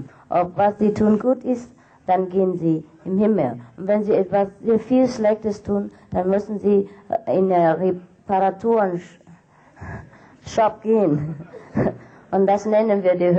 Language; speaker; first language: German; non-native, fluent; Vietnamese